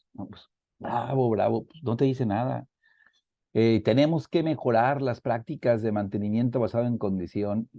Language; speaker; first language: Spanish; native; Spanish